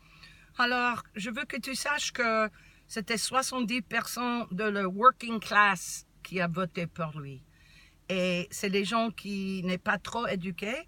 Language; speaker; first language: French; non-native, learner; English